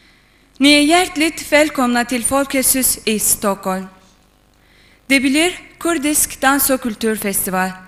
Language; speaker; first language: Swedish; non-native, fluent; Kurdish